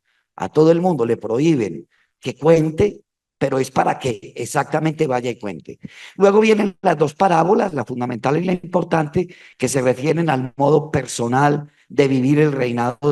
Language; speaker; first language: Spanish; native; Spanish